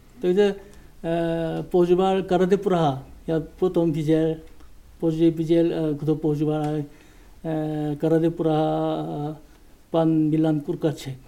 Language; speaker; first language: Czech; non-native, learner; Korean